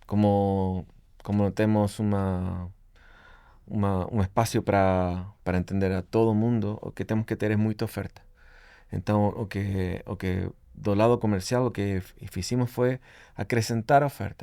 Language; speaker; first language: Portuguese; non-native, fluent; Spanish